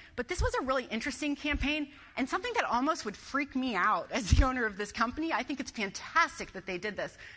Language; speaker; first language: English; native; English